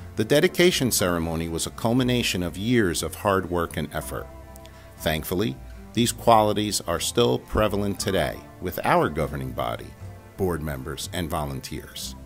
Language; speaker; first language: English; native; English